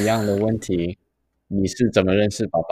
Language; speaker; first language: Chinese; early bilingual, heritage; Chinese